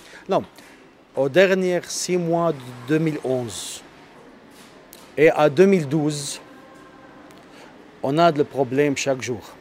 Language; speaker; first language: French; non-native, learner; Arabic